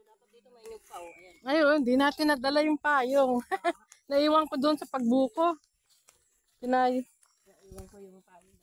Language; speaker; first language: Filipino; native; Filipino